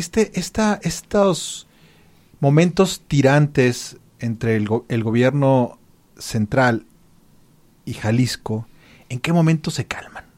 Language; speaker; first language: Spanish; native; Spanish